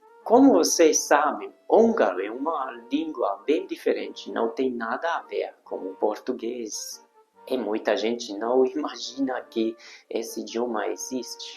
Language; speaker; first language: Portuguese; non-native, fluent; Hungarian